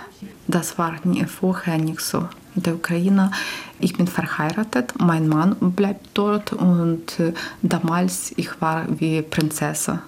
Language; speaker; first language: German; non-native, learner; Ukrainian